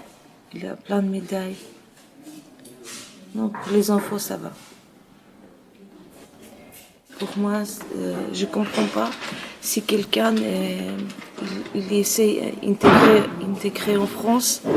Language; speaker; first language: French; non-native, learner; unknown